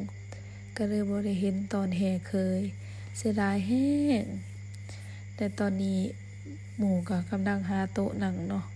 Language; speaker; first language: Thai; non-native, local second language; Northeastern Thai